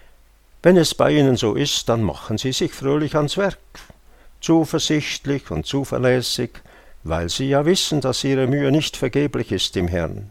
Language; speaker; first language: German; native; German